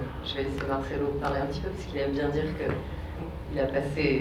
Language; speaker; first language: French; native; French